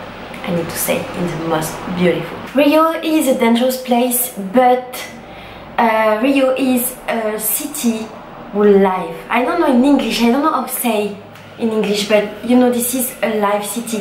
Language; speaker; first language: English; non-native, learner; French